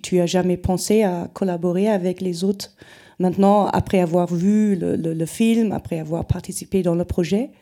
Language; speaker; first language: French; non-native, fluent; German